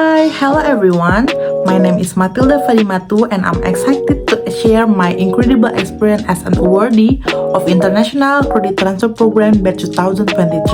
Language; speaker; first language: English; non-native, learner; Indonesian